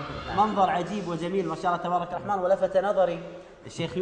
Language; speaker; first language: Arabic; native; Arabic